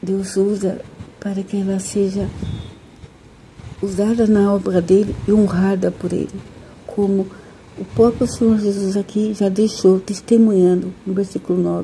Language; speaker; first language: Portuguese; native; Portuguese